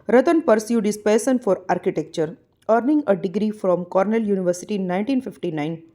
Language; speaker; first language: English; non-native, local second language; Gujarati